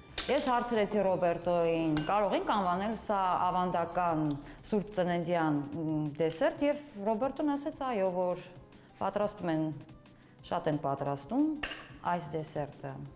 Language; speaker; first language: Armenian; native; Armenian